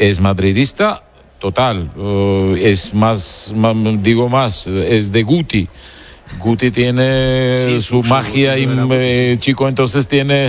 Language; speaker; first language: Spanish; non-native, learner; Georgian